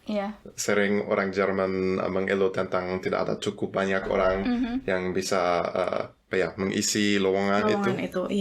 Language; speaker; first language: Indonesian; non-native, fluent; German